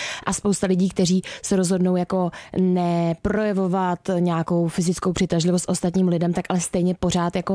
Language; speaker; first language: Czech; native; Czech